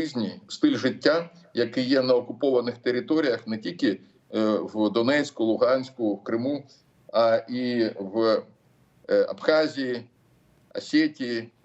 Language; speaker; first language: Ukrainian; non-native, local second language; Russian